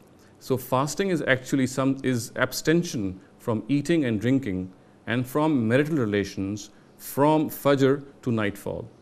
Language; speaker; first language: English; non-native, local second language; Urdu